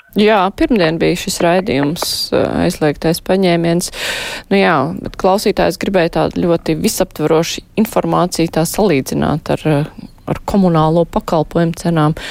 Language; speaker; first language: Latvian; native; Latvian